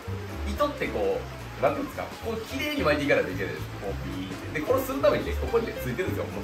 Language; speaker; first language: Japanese; native; Japanese